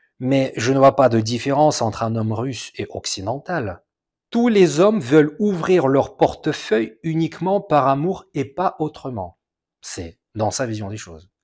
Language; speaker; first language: French; non-native, fluent; Russian